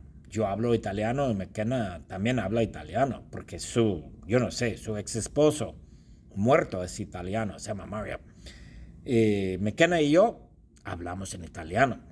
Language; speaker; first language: Spanish; non-native, fluent; English